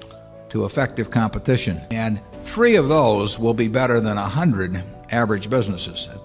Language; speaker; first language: English; native; English